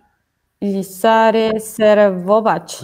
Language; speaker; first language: Polish; non-native, learner; Spanish